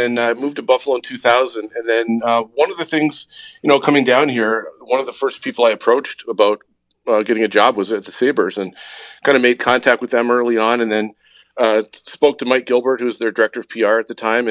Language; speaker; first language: English; native; English